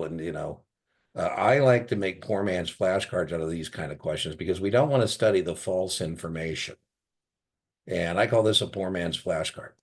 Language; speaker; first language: English; native; English